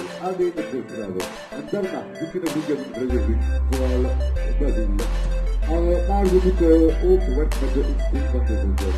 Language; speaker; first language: Dutch; non-native, local second language; French